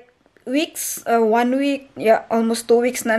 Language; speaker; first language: English; non-native, learner; Filipino